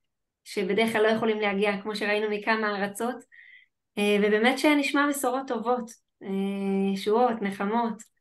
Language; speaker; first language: Hebrew; native; Hebrew